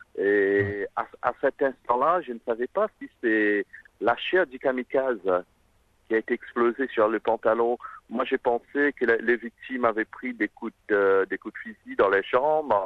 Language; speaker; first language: French; non-native, local second language; Morisyen